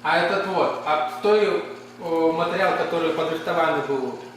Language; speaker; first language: Russian; non-native, local second language; Ukrainian